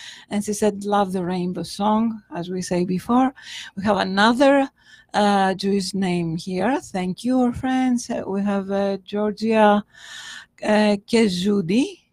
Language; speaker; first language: English; non-native, fluent; Greek